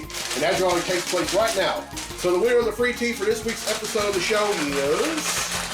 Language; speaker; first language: English; native; English